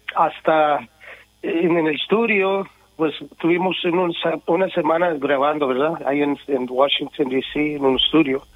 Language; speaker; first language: Spanish; early bilingual, other home language; English